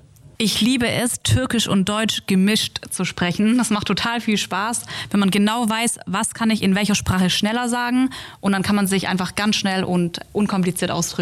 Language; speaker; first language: German; early bilingual, other home language; Turkish